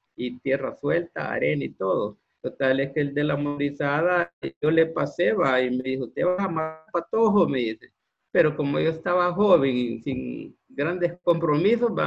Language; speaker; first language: Spanish; native; Spanish